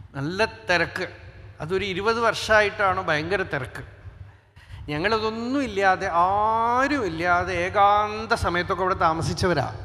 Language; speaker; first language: Malayalam; non-native, local second language; Tamil